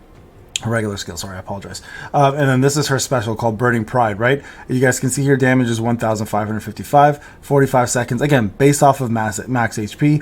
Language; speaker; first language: English; native; English